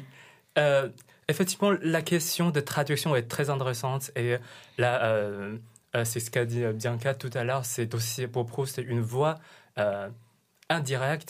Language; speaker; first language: French; non-native, fluent; Chinese